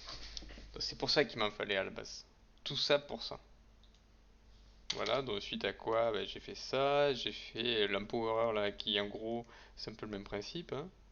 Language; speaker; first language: French; native; French